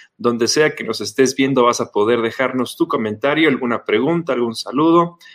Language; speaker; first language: Spanish; native; Spanish